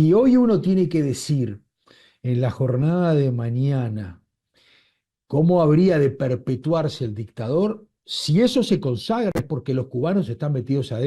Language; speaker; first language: Spanish; native; Spanish